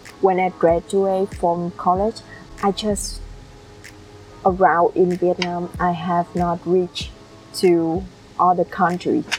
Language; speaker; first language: English; non-native, learner; Vietnamese